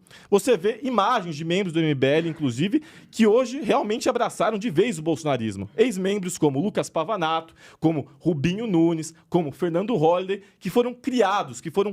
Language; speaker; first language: Portuguese; native; Portuguese